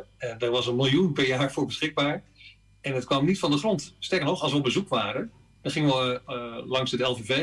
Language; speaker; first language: Dutch; native; Dutch